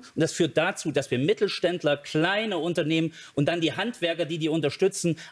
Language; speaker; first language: German; native; German